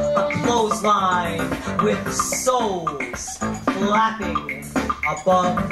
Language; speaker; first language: English; early bilingual, other home language; Spanish